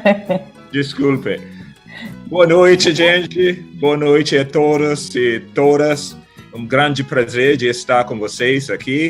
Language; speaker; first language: Portuguese; non-native, fluent; English